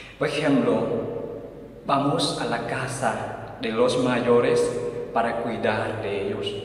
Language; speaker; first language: Spanish; non-native, fluent; Vietnamese